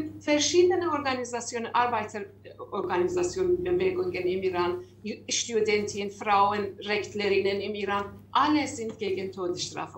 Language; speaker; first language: German; non-native, learner; Persian